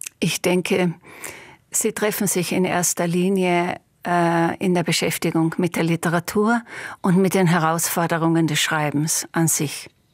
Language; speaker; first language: German; non-native, local second language; Slovenian